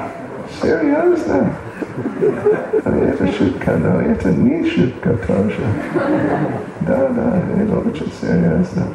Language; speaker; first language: Russian; non-native, learner; English